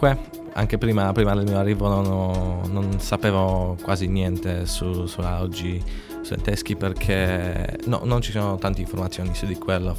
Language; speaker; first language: Italian; non-native, fluent; Polish